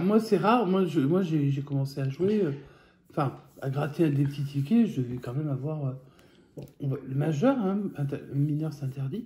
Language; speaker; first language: French; native; French